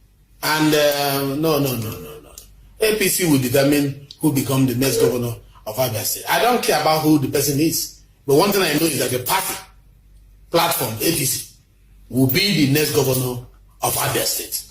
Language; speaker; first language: English; non-native, local second language; Igbo